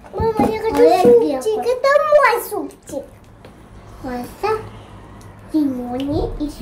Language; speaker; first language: Russian; early bilingual, heritage; Russian